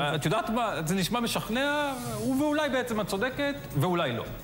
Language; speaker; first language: Hebrew; native; Hebrew